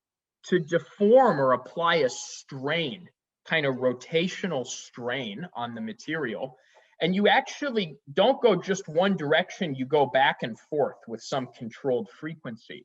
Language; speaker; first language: English; native; English